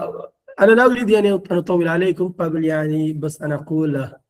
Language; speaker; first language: Arabic; non-native, fluent; Malayalam